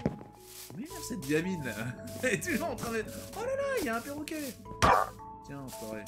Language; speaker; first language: French; native; French